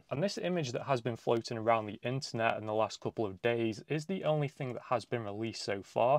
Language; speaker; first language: English; native; English